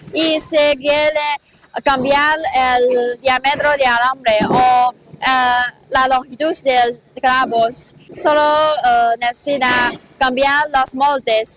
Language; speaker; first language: Spanish; non-native, learner; Chinese